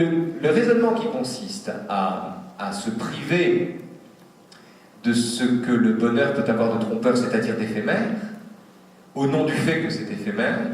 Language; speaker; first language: French; native; French